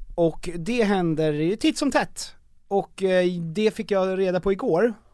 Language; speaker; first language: Swedish; native; Swedish